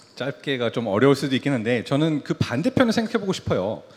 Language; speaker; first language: Korean; early bilingual, heritage; Korean